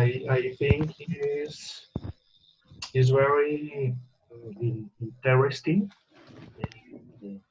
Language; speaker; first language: English; non-native, learner; Spanish